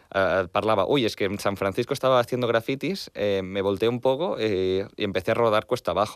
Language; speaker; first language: Spanish; non-native, local second language; Catalan